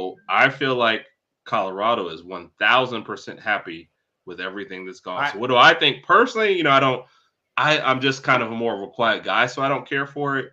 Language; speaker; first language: English; native; English